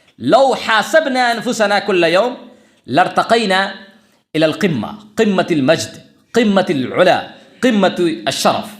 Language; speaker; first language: Arabic; non-native, fluent; Urdu